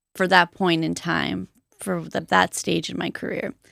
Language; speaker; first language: English; native; English